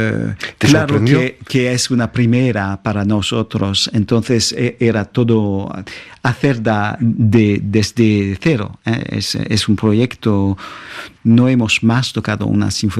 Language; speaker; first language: Spanish; non-native, fluent; French